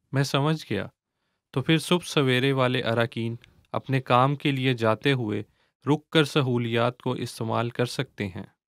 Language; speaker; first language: Urdu; native; Urdu